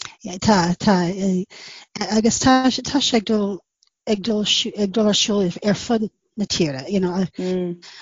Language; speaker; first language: Irish; non-native, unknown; English